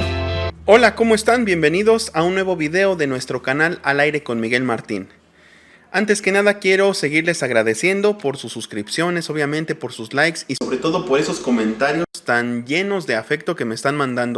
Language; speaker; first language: Spanish; native; Spanish